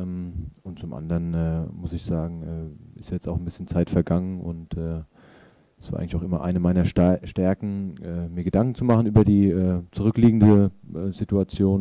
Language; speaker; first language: German; native; German